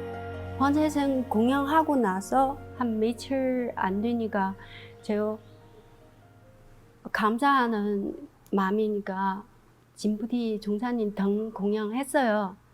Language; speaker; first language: Korean; non-native, learner; Chinese